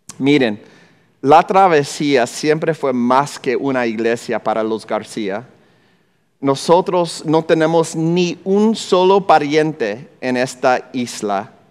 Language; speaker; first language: Spanish; non-native, fluent; English